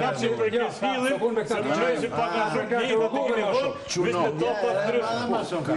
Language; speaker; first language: Albanian; native; Albanian